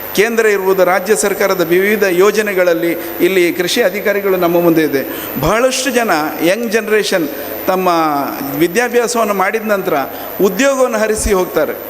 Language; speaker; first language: Kannada; non-native, local second language; Konkani